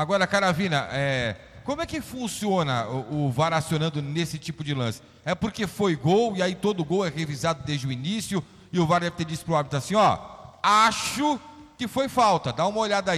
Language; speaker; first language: Portuguese; native; Portuguese